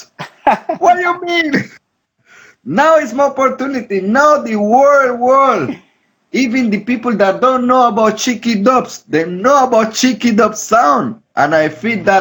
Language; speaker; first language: English; non-native, local second language; Spanish